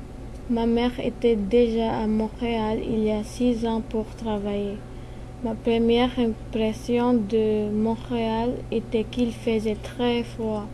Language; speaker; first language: French; non-native, learner; Filipino